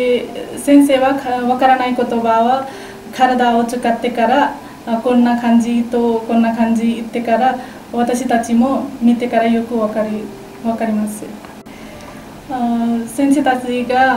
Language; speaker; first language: Japanese; non-native, learner; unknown